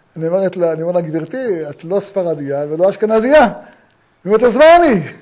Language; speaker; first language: Hebrew; native; Hebrew